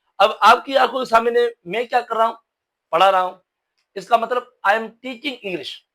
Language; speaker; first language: Urdu; non-native, local second language; Sindhi